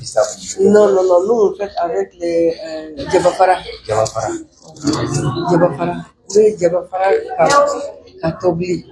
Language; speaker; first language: French; non-native, fluent; Russian